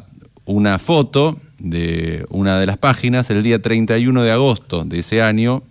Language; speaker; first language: Spanish; native; Spanish